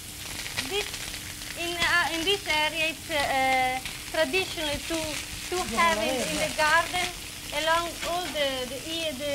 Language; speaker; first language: English; non-native, learner; Italian